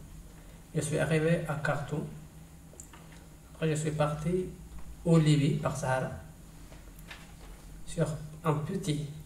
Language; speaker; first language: French; non-native, learner; Tigrinya